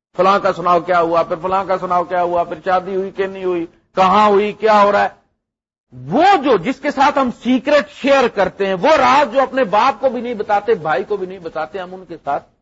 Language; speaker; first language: Urdu; non-native, local second language; Punjabi